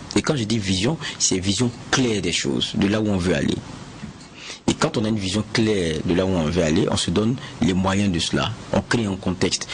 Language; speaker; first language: French; native; French